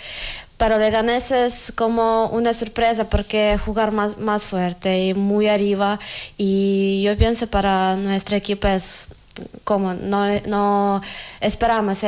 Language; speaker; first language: Spanish; non-native, learner; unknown